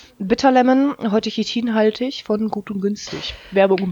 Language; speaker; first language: German; native; German